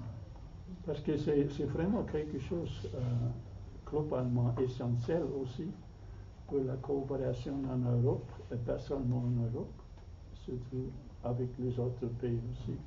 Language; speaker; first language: French; non-native, fluent; German